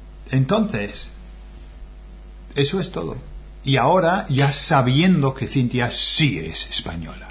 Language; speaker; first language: Spanish; non-native, fluent; English